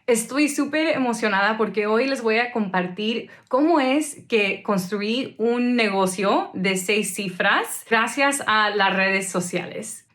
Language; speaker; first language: Spanish; early bilingual, heritage; Spanish